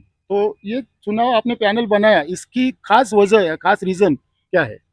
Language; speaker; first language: Hindi; non-native, local second language; Marathi